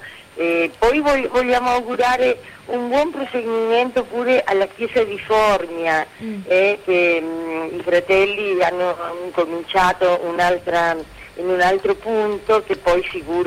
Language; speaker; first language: Italian; native; Italian